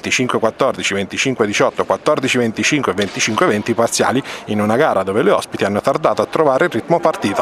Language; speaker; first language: Italian; native; Italian